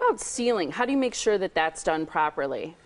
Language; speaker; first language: English; native; English